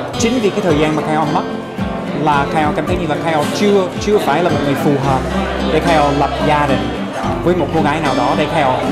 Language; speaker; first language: Vietnamese; non-native, fluent; English